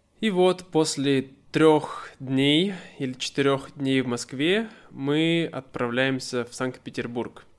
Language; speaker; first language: Russian; native; Russian